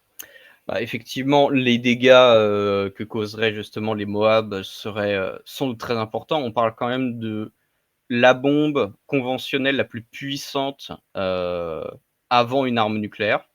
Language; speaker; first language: French; native; French